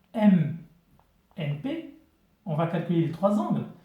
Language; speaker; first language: French; non-native, local second language; Arabic